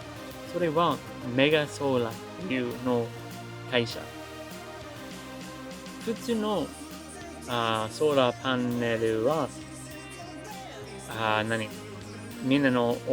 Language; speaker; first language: Japanese; non-native, learner; English